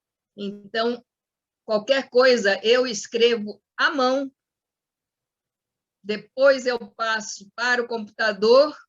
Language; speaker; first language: Portuguese; non-native, fluent; Spanish